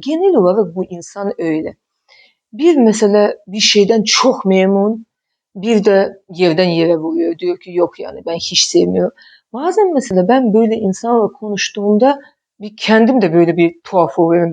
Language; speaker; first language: Turkish; non-native, fluent; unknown